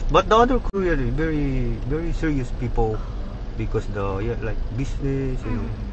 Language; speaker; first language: English; non-native, local second language; Filipino